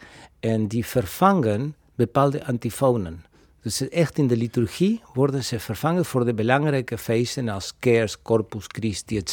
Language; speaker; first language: Dutch; non-native, fluent; Spanish